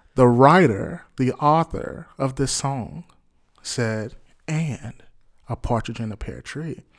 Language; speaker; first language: English; native; English